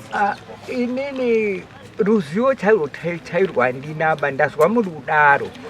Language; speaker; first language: Shona; native; Shona